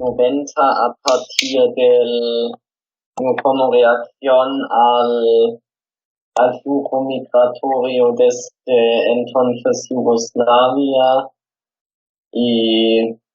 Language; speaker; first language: Spanish; non-native, fluent; German